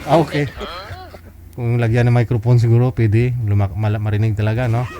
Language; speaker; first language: Filipino; native; Filipino